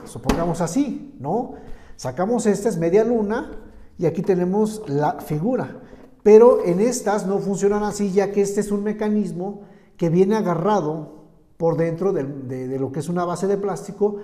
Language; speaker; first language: Spanish; native; Spanish